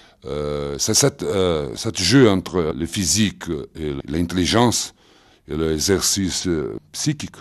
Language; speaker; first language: French; non-native, fluent; Portuguese